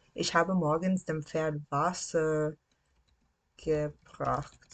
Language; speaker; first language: German; non-native, learner; English